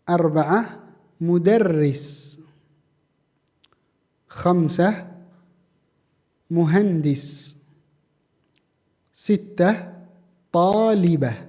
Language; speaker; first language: Arabic; non-native, fluent; Indonesian